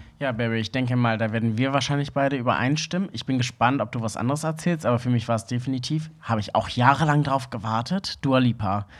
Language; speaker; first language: German; native; German